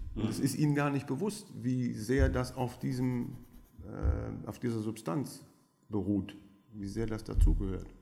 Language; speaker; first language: German; non-native, fluent; French